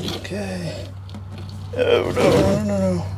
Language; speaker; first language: English; native; English